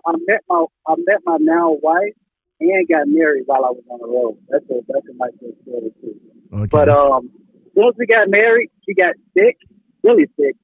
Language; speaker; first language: English; native; English